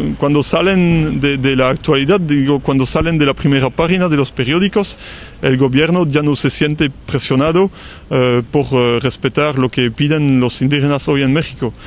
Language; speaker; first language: Spanish; non-native, fluent; French